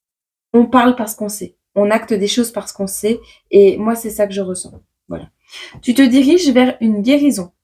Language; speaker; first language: French; native; French